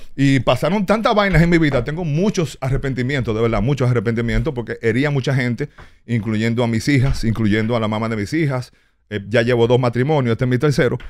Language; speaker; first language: Spanish; early bilingual, heritage; Spanish